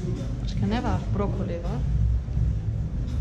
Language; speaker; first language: Turkish; non-native, learner; German